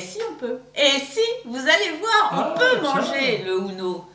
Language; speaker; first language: French; native; French